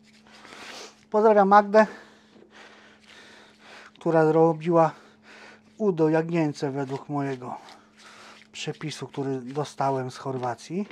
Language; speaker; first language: Polish; native; Polish